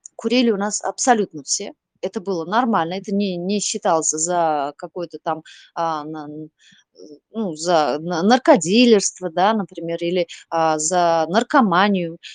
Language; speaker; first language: Russian; non-native, local second language; Uzbek